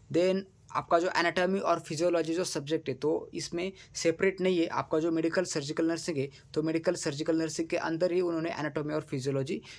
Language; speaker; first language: Hindi; non-native, local second language; Marathi